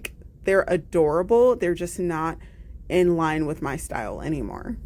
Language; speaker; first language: English; native; English